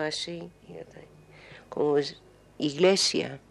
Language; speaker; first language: Spanish; non-native, learner; English